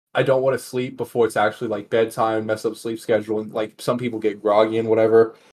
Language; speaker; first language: English; native; English